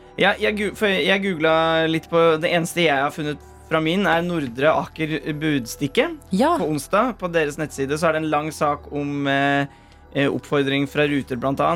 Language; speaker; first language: Norwegian; native; Norwegian